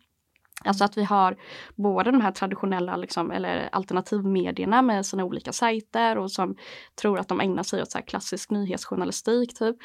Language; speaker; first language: Swedish; native; Swedish